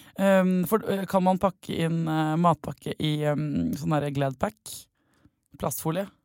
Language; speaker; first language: Norwegian; native; Norwegian